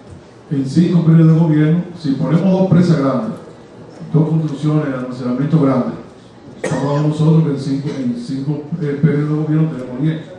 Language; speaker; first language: Spanish; native; Spanish